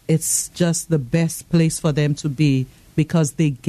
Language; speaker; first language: English; non-native, local second language; Krio